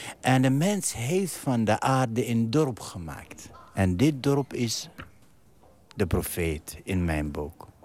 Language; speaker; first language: Dutch; non-native, fluent; Arabic